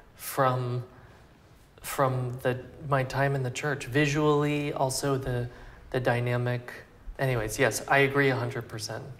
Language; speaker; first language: English; native; English